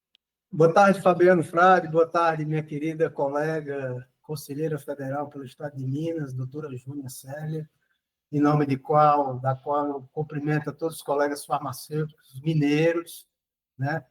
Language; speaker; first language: Portuguese; native; Portuguese